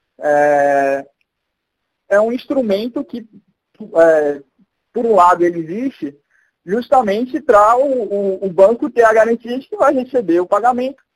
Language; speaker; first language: Portuguese; native; Portuguese